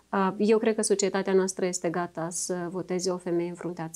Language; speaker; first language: Romanian; native; Romanian